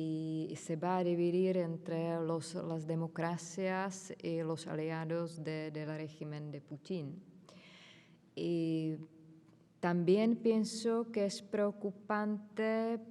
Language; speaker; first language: Spanish; non-native, fluent; Czech